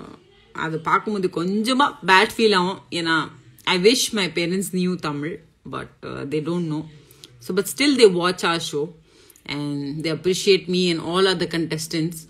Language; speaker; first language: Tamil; non-native, local second language; Assamese